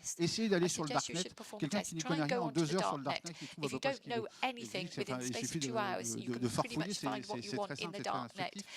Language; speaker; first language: French; native; French